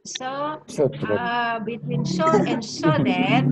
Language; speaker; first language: English; non-native, learner; Indonesian